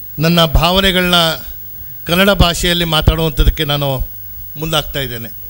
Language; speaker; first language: Kannada; non-native, local second language; Urdu